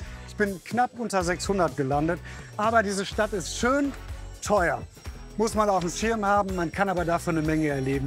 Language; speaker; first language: German; native; German